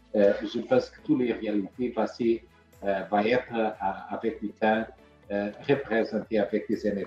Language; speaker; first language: French; non-native, fluent; Portuguese